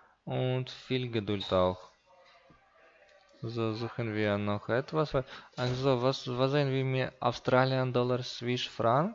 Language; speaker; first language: German; non-native, learner; Russian